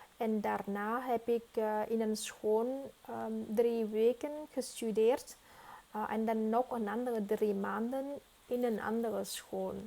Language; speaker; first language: Dutch; non-native, fluent; Vietnamese